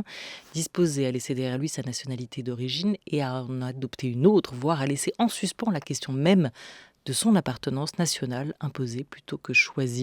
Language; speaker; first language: French; native; French